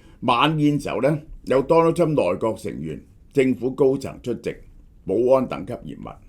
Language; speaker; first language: Cantonese; native; Cantonese